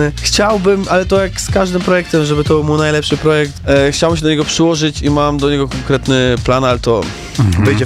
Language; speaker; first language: Polish; native; Polish